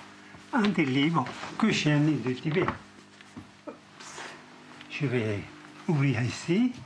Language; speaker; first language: French; non-native, fluent; Tibetan